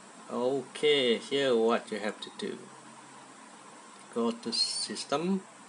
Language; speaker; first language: English; non-native, local second language; Malay